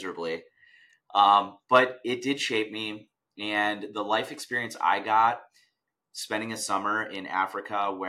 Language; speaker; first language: English; native; English